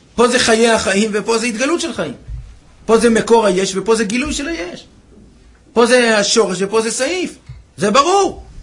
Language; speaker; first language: Hebrew; native; Hebrew